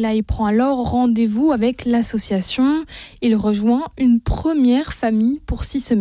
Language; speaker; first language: French; native; French